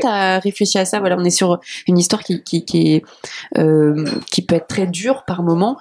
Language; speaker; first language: French; native; French